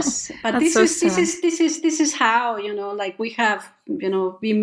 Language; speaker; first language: English; non-native, fluent; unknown